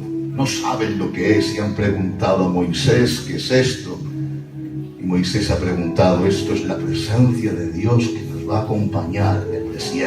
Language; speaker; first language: Spanish; native; Spanish